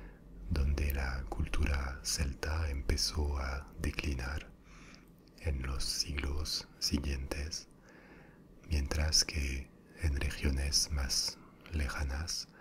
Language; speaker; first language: Spanish; non-native, fluent; French